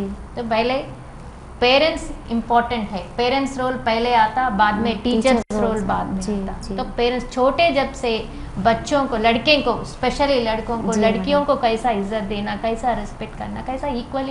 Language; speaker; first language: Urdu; non-native, local second language; Telugu